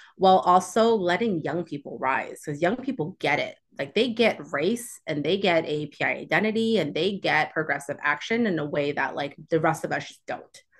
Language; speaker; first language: English; early bilingual, other home language; Chinese